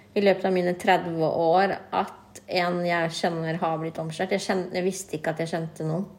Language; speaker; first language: Norwegian; early bilingual, other home language; Kurdish